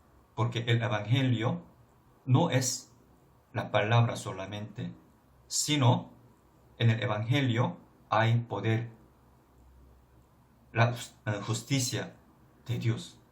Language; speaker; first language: Spanish; non-native, fluent; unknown